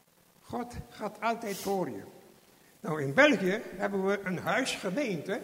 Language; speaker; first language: Dutch; non-native, fluent; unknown